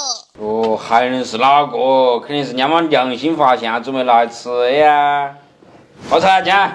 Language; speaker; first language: Chinese; native; Chinese